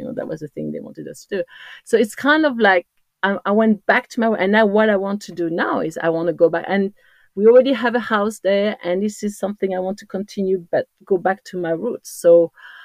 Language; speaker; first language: English; non-native, fluent; French